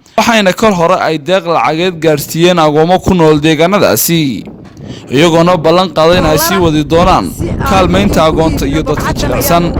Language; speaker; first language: Somali; native; Somali